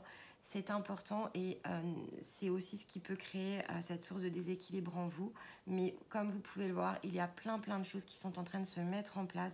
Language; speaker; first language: French; native; French